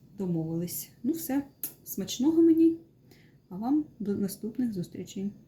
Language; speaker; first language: Ukrainian; non-native, local second language; Russian